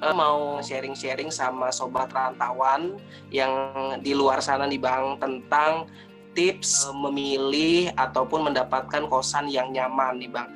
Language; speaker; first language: Indonesian; native; Indonesian